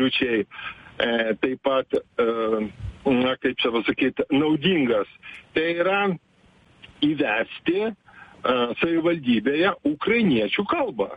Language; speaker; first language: Lithuanian; native; Lithuanian